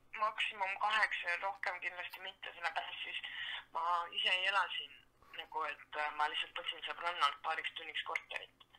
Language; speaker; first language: Estonian; native; Estonian